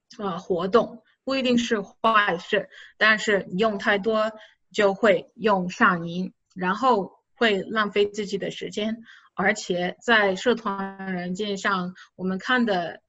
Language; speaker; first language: Chinese; non-native, fluent; English